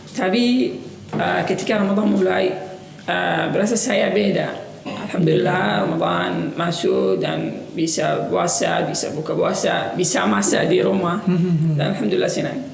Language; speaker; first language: Indonesian; non-native, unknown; Arabic